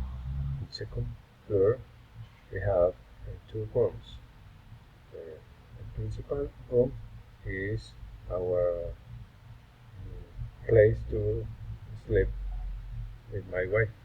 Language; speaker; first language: English; non-native, learner; Spanish